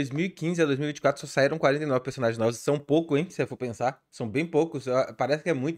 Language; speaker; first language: Portuguese; native; Portuguese